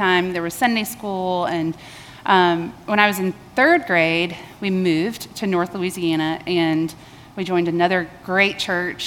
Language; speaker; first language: English; native; English